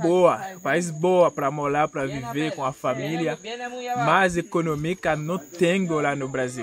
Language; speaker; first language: Portuguese; non-native, learner; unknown